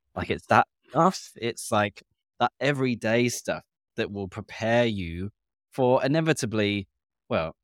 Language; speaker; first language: English; native; English